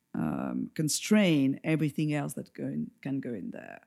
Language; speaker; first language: English; non-native, fluent; French